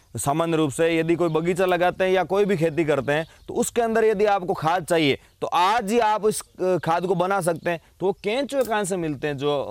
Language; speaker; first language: Hindi; native; Hindi